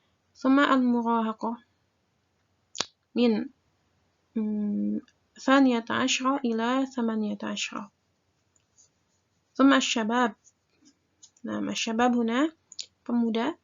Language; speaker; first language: Arabic; non-native, fluent; Indonesian